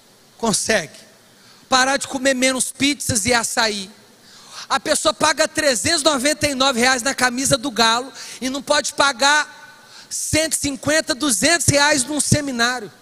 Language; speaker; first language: Portuguese; native; Portuguese